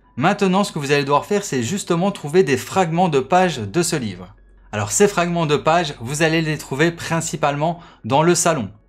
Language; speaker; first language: French; native; French